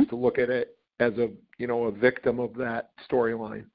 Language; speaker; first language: English; native; English